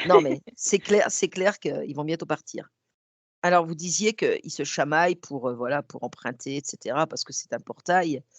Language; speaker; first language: French; native; French